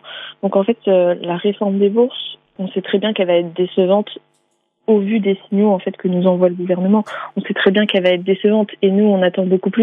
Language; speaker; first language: French; native; French